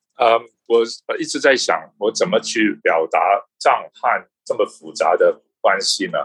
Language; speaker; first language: Chinese; non-native, local second language; Cantonese